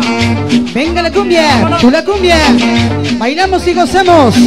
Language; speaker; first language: Spanish; native; Spanish